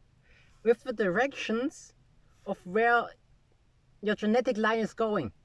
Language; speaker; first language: English; non-native, fluent; German